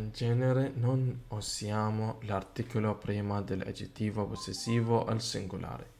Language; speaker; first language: Italian; non-native, learner; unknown